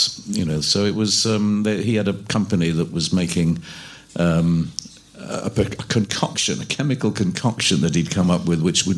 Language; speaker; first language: English; native; English